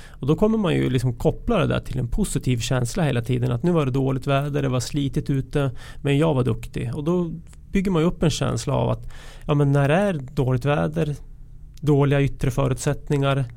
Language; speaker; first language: Swedish; native; Swedish